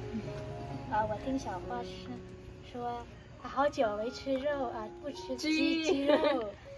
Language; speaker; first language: Chinese; non-native, learner; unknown